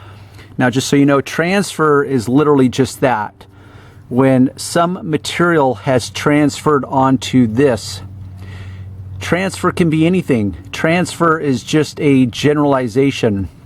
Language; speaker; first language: English; native; English